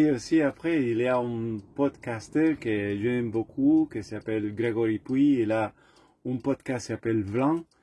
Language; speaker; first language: French; non-native, learner; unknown